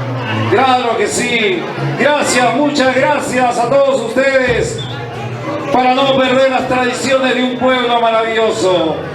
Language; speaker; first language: Spanish; native; Spanish